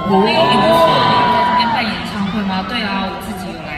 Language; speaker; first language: Chinese; native; Chinese